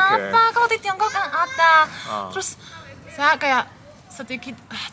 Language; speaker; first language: Indonesian; non-native, fluent; Chinese